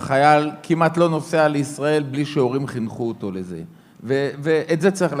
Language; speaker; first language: Hebrew; native; Hebrew